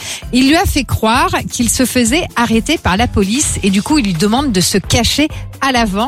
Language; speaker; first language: French; native; French